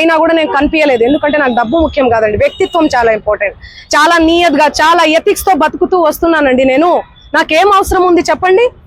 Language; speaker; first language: Telugu; non-native, local second language; Lambadi